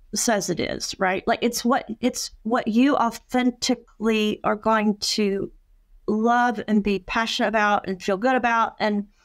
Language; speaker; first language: English; native; English